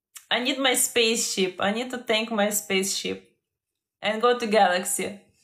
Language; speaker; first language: English; non-native, fluent; Ukrainian